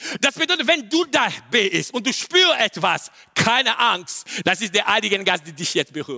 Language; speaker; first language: German; non-native, learner; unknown